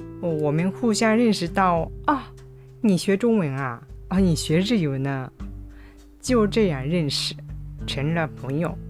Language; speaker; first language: Chinese; non-native, fluent; Japanese